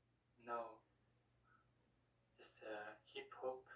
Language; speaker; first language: English; non-native, learner; Korean